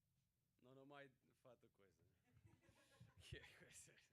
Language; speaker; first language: Italian; non-native, learner; Swedish